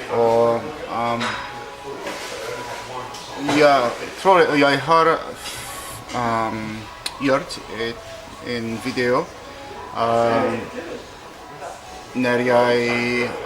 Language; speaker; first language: Norwegian; non-native, learner; Spanish